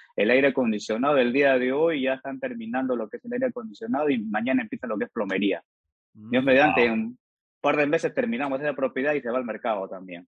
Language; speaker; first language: Spanish; native; Spanish